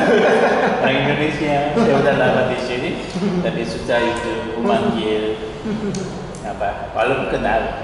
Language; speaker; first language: Indonesian; non-native, learner; Korean